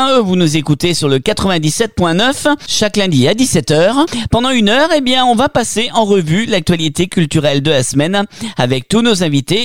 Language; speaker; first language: French; native; French